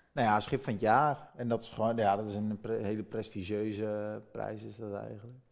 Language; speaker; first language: Dutch; native; Dutch